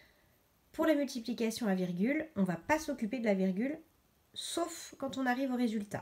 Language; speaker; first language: French; native; French